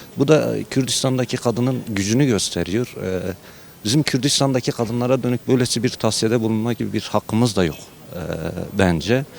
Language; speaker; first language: Turkish; non-native, local second language; Kurdish